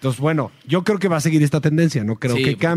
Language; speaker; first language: Spanish; native; Spanish